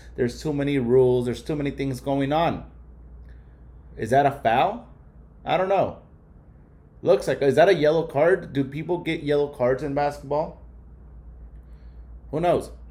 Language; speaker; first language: English; early bilingual, other home language; Spanish